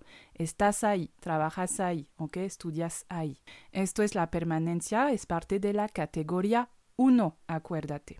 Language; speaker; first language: Spanish; non-native, fluent; French